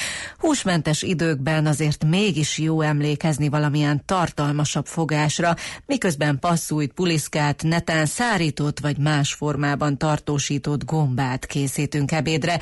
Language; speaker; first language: Hungarian; native; Hungarian